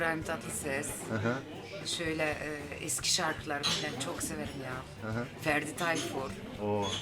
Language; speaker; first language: Turkish; early bilingual, heritage; Turkish